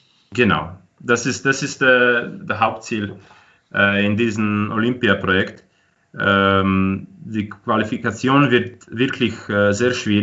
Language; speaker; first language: German; non-native, fluent; Croatian